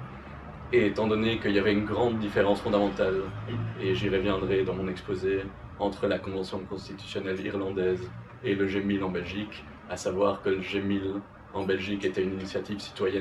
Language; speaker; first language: French; native; French